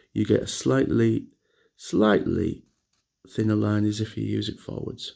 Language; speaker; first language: English; native; English